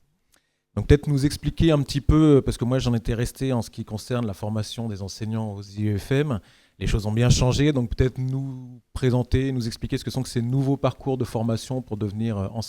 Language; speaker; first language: French; native; French